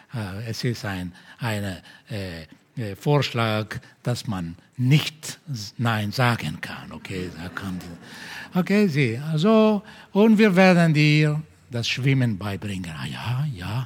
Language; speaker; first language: German; non-native, fluent; Portuguese